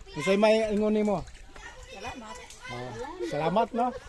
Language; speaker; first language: Filipino; native; Filipino